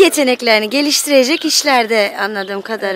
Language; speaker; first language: Turkish; native; Turkish